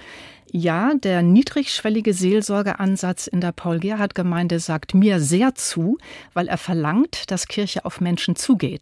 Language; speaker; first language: German; native; German